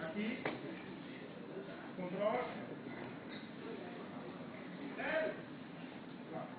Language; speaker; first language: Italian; non-native, learner; Romanian